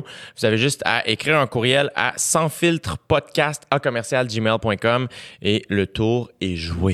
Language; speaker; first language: French; native; French